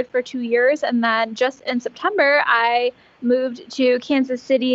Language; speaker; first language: English; native; English